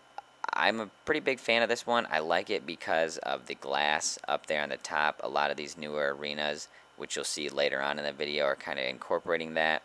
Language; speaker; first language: English; native; English